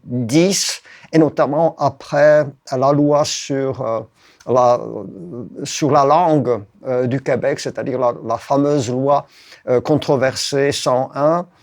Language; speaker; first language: French; non-native, fluent; Czech